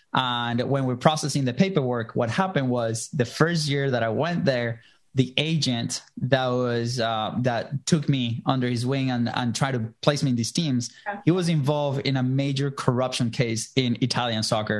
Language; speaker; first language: English; non-native, fluent; Spanish